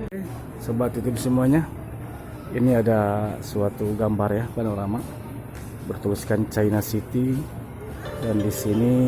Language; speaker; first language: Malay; non-native, local second language; Sundanese